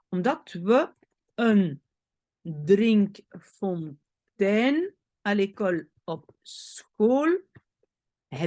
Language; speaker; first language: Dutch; non-native, fluent; French